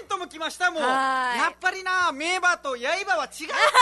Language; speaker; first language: Japanese; non-native, fluent; Nepali